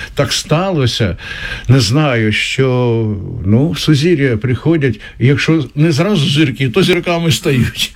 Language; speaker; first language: Ukrainian; native; Ukrainian